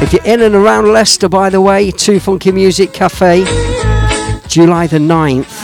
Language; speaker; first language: English; native; English